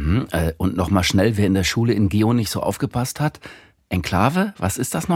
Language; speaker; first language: German; native; German